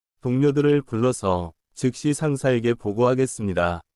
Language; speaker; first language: Korean; non-native, learner; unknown